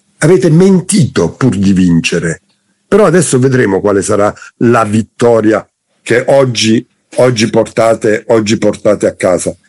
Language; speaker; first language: Italian; native; Italian